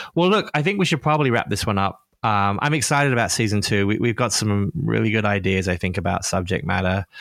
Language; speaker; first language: English; native; English